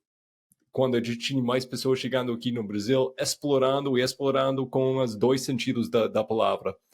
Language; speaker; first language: Portuguese; non-native, fluent; English